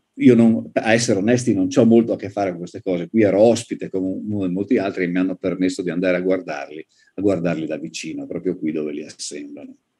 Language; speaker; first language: Italian; native; Italian